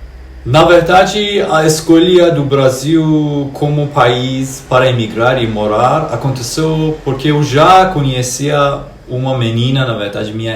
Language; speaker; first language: Portuguese; non-native, fluent; Persian